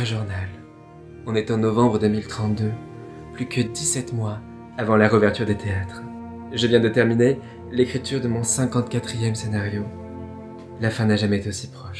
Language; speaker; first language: French; native; French